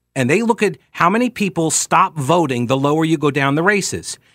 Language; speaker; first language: English; native; English